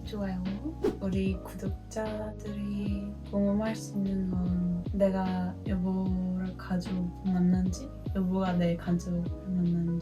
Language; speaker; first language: Korean; non-native, fluent; Dutch